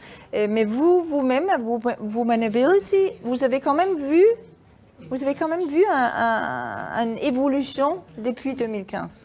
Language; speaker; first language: French; non-native, fluent; Danish